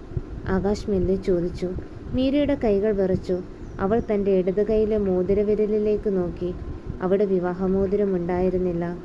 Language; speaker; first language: Malayalam; native; Malayalam